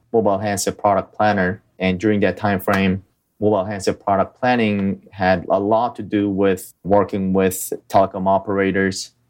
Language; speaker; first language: English; early bilingual, other home language; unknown